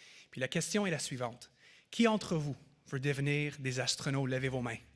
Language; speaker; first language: French; early bilingual, heritage; French